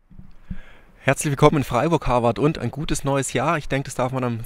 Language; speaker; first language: German; native; German